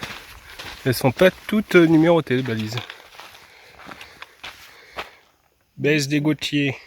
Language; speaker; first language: French; native; French